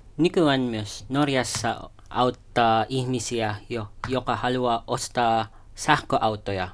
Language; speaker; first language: Finnish; non-native, learner; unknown